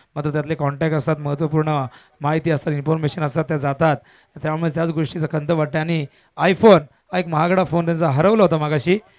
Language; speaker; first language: Marathi; native; Marathi